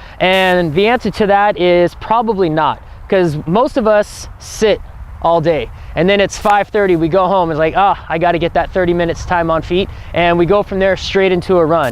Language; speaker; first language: English; native; English